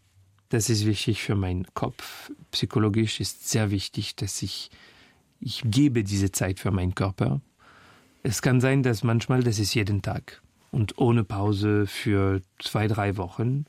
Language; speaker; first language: German; non-native, fluent; French